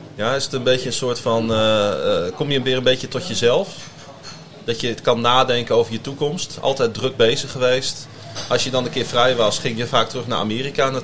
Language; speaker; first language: Dutch; native; Dutch